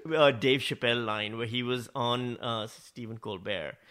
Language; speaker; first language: English; non-native, local second language; Urdu